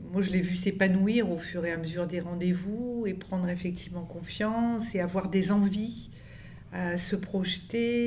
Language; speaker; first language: French; native; French